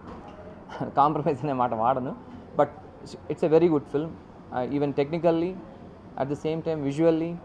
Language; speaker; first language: Telugu; native; Telugu